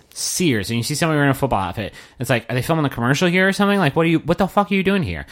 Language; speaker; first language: English; native; English